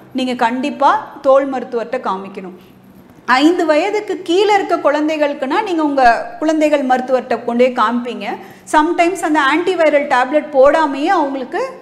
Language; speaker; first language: Tamil; native; Tamil